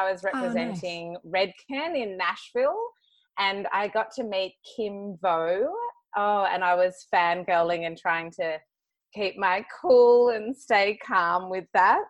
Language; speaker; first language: English; native; English